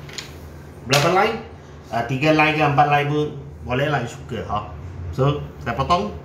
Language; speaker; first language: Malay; non-native, local second language; Chinese